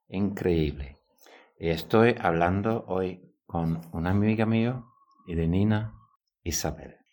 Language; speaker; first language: Spanish; non-native, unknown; English